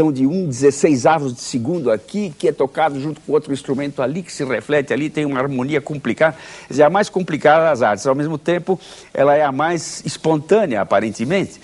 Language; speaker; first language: Portuguese; native; Portuguese